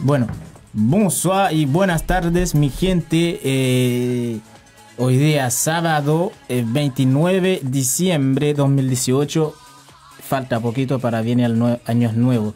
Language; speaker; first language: Spanish; non-native, learner; Haitian Creole